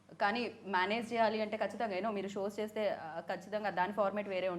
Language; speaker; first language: Telugu; native; Telugu